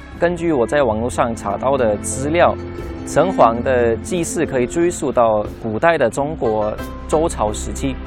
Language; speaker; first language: Chinese; non-native, fluent; German